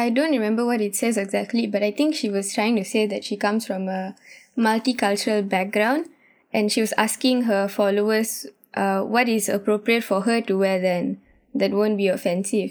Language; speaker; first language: English; non-native, local second language; Tamil